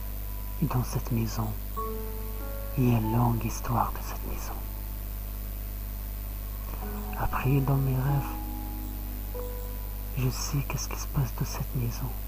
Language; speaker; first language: French; non-native, learner; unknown